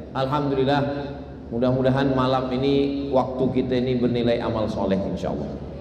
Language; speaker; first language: Malay; native; Malay